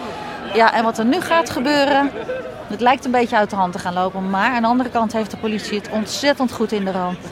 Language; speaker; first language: Dutch; native; Dutch